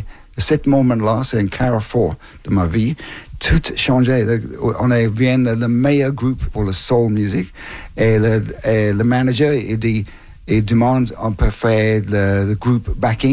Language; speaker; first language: French; non-native, learner; English